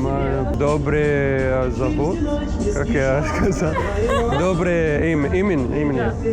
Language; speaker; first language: Russian; non-native, learner; Arabic